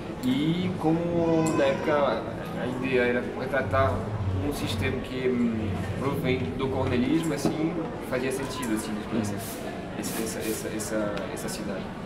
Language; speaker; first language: Portuguese; non-native, fluent; French